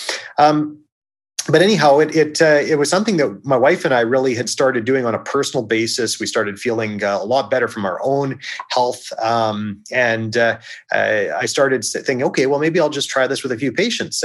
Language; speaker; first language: English; native; English